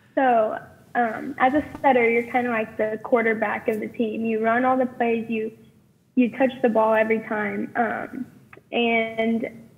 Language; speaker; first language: English; native; English